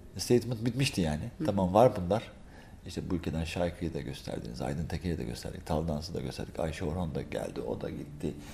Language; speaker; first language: Turkish; native; Turkish